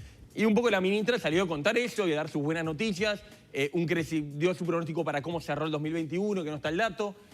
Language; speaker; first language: Spanish; native; Spanish